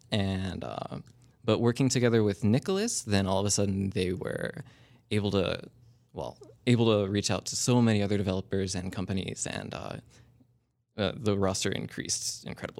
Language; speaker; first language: English; native; English